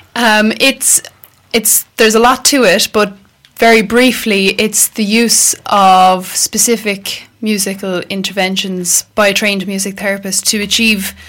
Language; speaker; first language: English; native; English